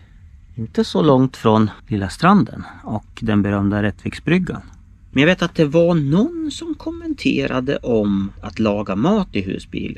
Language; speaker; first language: Swedish; native; Swedish